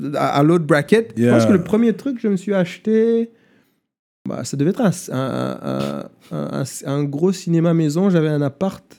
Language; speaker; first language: French; non-native, local second language; German